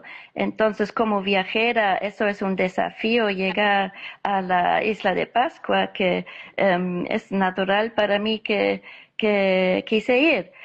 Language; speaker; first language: Spanish; non-native, fluent; English